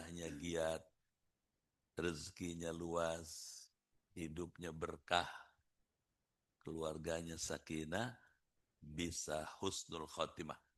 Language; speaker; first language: Indonesian; native; Indonesian